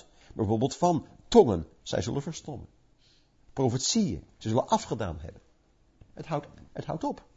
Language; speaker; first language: Dutch; native; Dutch